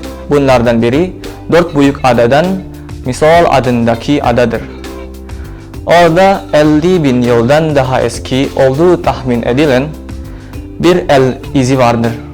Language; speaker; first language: Turkish; non-native, learner; Indonesian